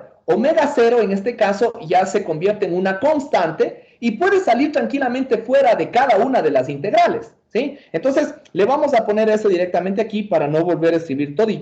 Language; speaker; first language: Spanish; native; Spanish